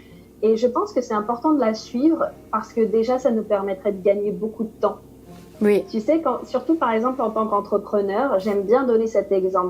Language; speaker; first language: French; native; French